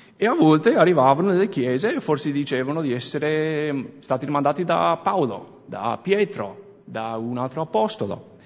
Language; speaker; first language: Italian; non-native, fluent; English